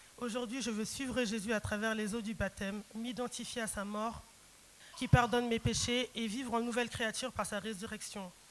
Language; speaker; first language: French; early bilingual, other home language; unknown